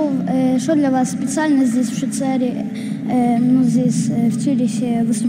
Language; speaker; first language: Russian; early bilingual, heritage; Russian